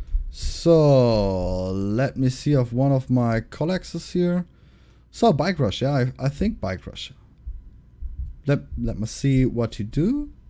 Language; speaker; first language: English; non-native, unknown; German